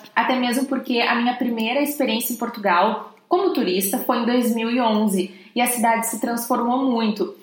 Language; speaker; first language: Portuguese; native; Portuguese